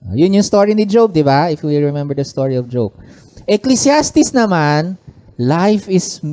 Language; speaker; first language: English; non-native, local second language; Filipino